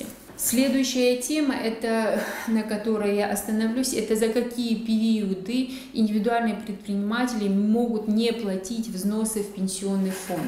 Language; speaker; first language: Russian; native; Russian